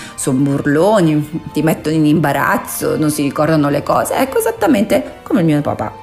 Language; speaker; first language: Italian; non-native, local second language; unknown